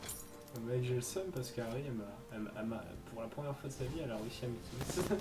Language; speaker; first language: French; native; French